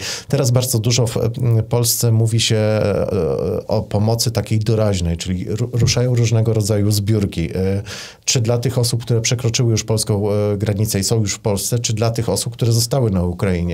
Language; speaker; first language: Polish; native; Polish